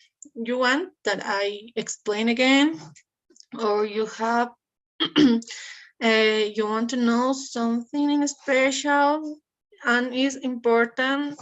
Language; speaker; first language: English; non-native, learner; Spanish